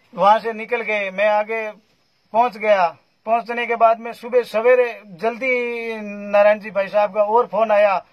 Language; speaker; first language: Hindi; native; Hindi